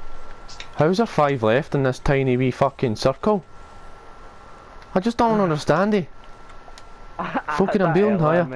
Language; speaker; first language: English; native; English